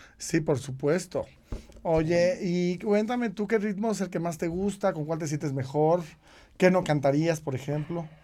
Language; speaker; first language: Spanish; native; Spanish